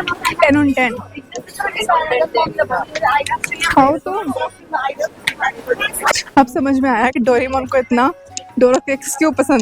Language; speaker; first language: Hindi; native; Hindi